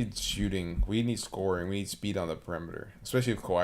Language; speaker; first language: English; native; English